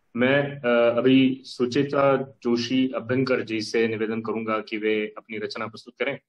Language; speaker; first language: Hindi; non-native, local second language; Marathi